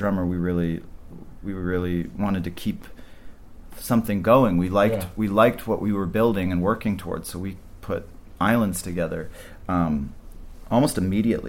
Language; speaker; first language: English; native; English